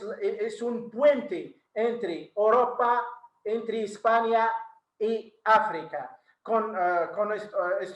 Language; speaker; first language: Spanish; non-native, fluent; Arabic